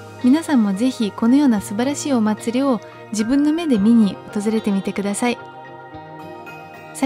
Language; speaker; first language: Japanese; non-native, fluent; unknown